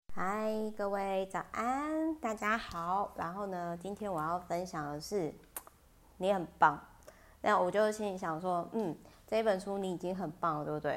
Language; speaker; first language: Chinese; native; Chinese